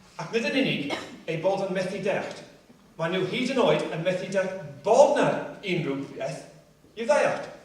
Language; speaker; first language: Welsh; non-native, local second language; English